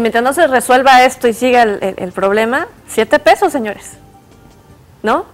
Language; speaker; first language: Spanish; native; Spanish